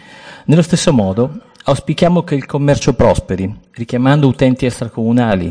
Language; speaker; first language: Italian; native; Italian